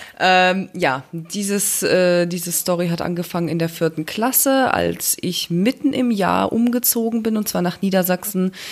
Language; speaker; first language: German; native; German